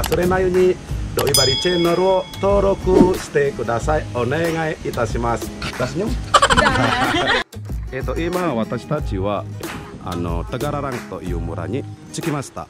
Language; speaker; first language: Japanese; non-native, learner; Indonesian